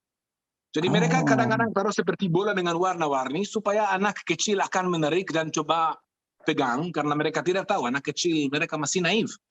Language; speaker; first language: Indonesian; non-native, fluent; Hebrew